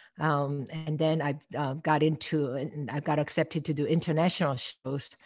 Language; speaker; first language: English; non-native, fluent; Korean